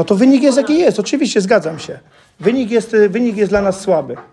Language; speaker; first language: Polish; non-native, fluent; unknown